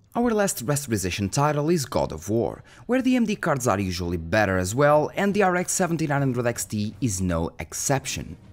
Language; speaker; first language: English; non-native, fluent; Portuguese